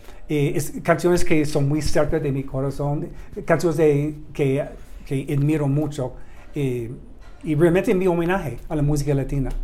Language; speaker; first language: Spanish; non-native, learner; English